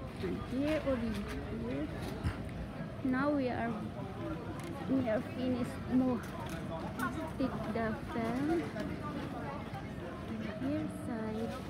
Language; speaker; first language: English; non-native, local second language; Filipino